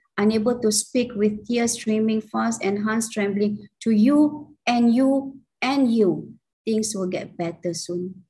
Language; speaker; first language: English; non-native, local second language; Malay